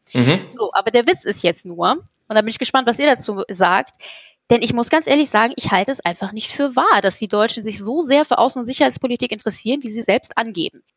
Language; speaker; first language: German; native; German